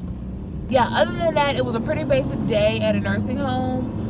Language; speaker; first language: English; native; English